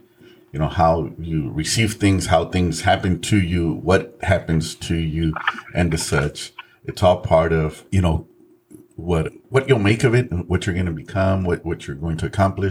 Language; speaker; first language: English; native; English